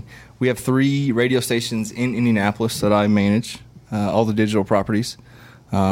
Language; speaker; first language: English; native; English